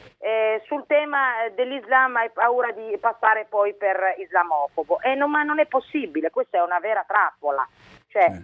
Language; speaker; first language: Italian; early bilingual, other home language; Arabic